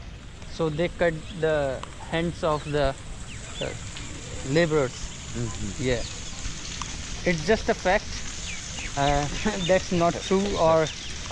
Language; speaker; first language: English; non-native, learner; Hindi